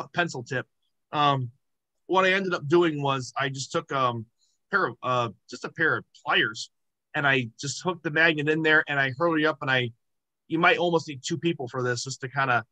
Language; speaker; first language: English; native; English